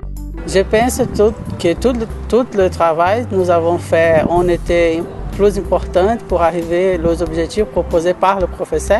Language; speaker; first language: French; non-native, learner; Portuguese